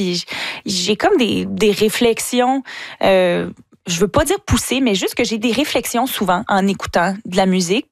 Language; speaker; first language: French; native; French